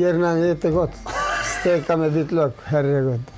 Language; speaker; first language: Swedish; non-native, learner; Turoyo